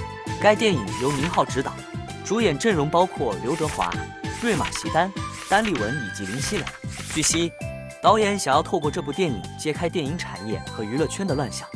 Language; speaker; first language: Chinese; native; Chinese